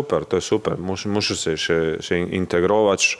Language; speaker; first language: Polish; non-native, learner; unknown